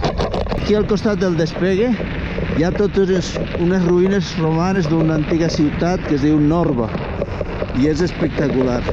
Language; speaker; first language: Catalan; native; Catalan